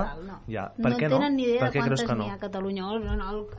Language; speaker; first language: Catalan; native; Catalan